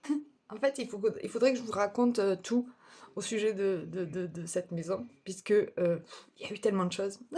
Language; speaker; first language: French; native; French